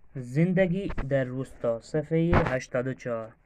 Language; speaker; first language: Persian; non-native, fluent; Urdu